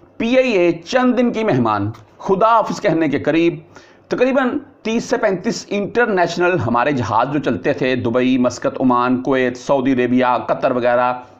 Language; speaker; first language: Urdu; non-native, local second language; Punjabi